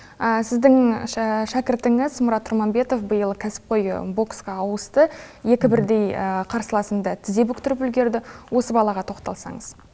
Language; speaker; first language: Kazakh; native; Kazakh